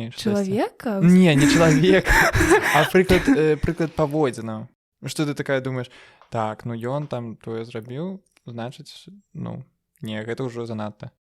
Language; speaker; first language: Belarusian; non-native, local second language; Russian